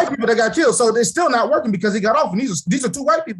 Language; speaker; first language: English; native; English